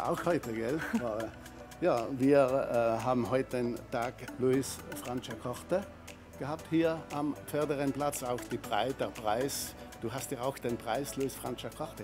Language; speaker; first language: German; native; German